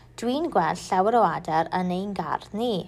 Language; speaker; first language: Welsh; non-native, learner; English